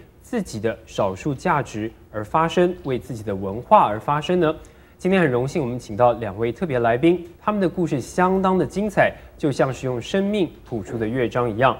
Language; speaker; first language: Chinese; native; Chinese